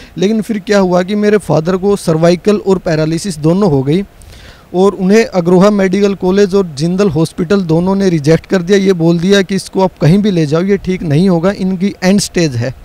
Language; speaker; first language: Hindi; native; Hindi